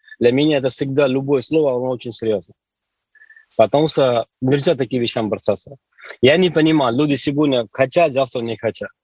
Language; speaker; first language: Russian; non-native, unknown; Hindi